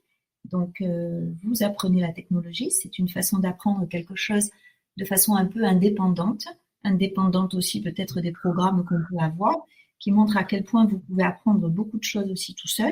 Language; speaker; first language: French; native; French